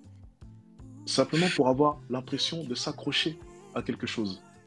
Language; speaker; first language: French; native; French